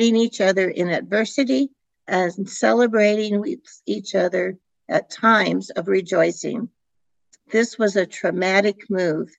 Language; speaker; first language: English; early bilingual, other home language; Dutch